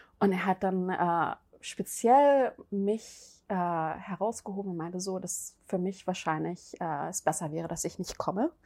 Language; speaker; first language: German; native; German